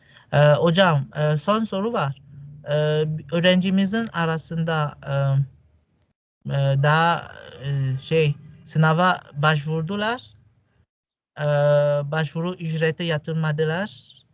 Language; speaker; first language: Turkish; non-native, fluent; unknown